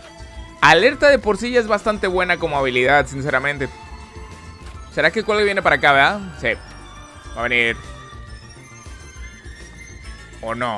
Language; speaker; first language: Spanish; native; Spanish